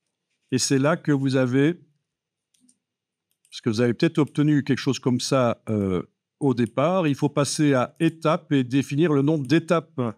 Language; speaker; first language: French; native; French